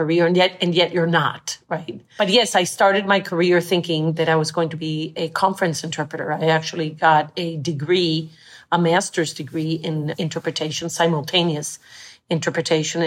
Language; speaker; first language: English; non-native, fluent; Spanish